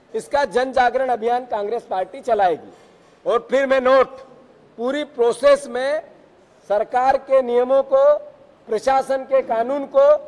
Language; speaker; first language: Hindi; native; Hindi